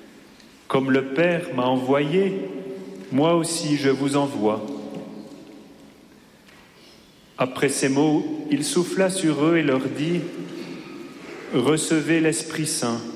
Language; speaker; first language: French; native; French